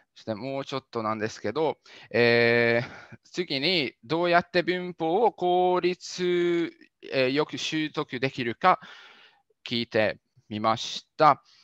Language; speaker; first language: Japanese; non-native, fluent; Hungarian